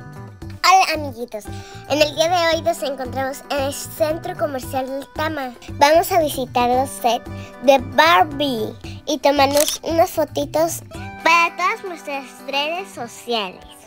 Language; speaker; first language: Spanish; native; Spanish